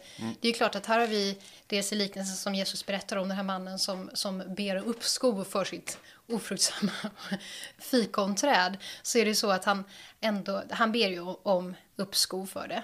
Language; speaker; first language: Swedish; native; Swedish